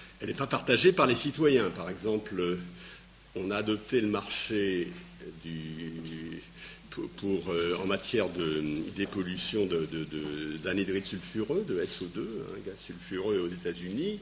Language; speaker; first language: French; native; French